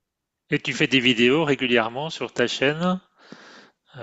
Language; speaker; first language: French; native; French